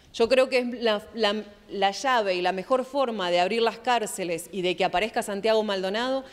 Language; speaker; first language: Spanish; native; Spanish